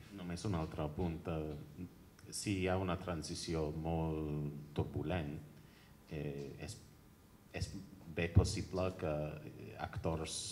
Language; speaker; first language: Catalan; non-native, fluent; English